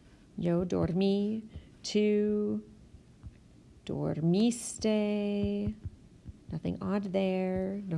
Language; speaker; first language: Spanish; non-native, fluent; English